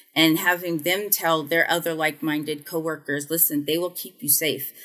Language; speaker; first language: English; native; English